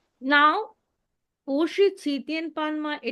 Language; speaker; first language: Chinese; non-native, fluent; Hindi